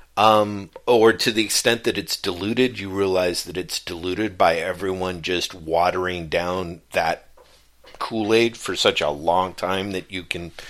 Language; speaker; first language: English; native; English